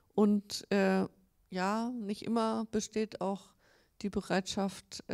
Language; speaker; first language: German; native; German